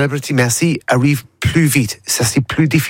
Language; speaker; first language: French; non-native, learner; English